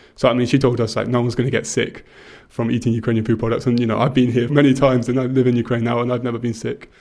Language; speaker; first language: English; native; English